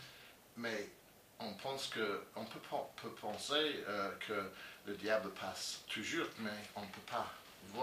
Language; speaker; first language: French; non-native, learner; English